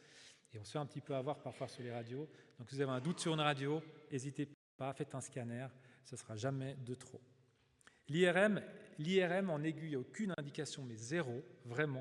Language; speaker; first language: French; native; French